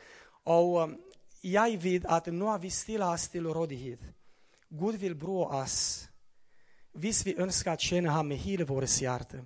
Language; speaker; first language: Swedish; non-native, learner; Romanian